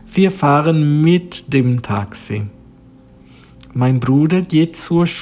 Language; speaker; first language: German; non-native, fluent; Portuguese